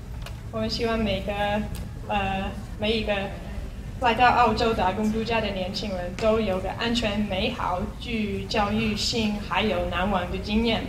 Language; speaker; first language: Chinese; non-native, fluent; English